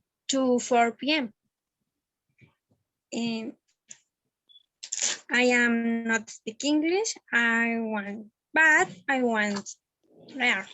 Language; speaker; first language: English; non-native, learner; Spanish